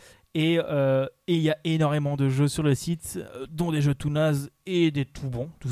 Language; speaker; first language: French; native; French